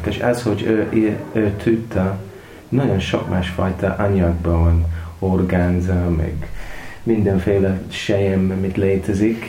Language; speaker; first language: Hungarian; non-native, learner; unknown